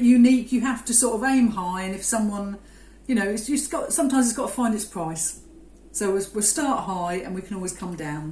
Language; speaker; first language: English; native; English